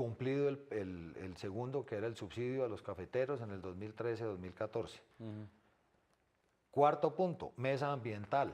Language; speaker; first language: Spanish; native; Spanish